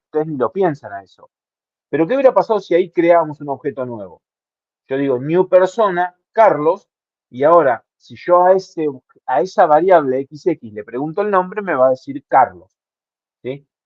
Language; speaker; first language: Spanish; native; Spanish